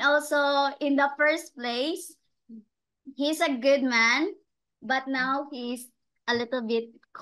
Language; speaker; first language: English; non-native, learner; Cebuano